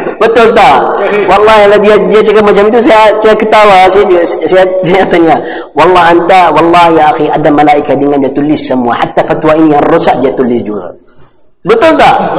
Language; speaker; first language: Malay; non-native, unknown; Arabic